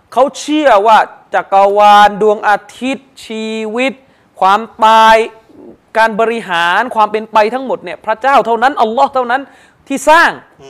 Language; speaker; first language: Thai; non-native, local second language; Malay